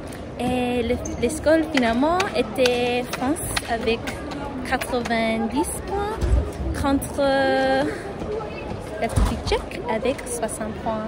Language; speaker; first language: French; non-native, learner; English